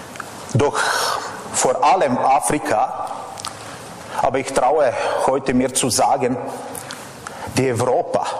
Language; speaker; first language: German; non-native, fluent; Serbian